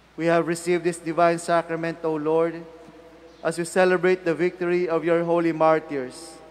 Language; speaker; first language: English; non-native, local second language; Filipino